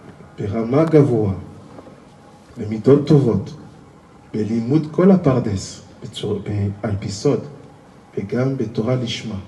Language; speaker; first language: Hebrew; non-native, learner; French